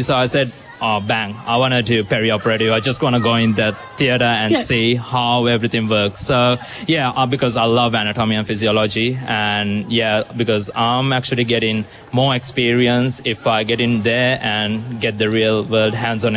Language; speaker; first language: English; non-native, local second language; Sinhala